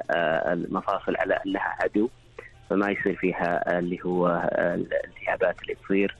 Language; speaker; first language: Arabic; native; Arabic